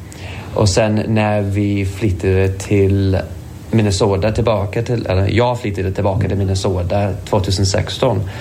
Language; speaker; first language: Swedish; non-native, fluent; English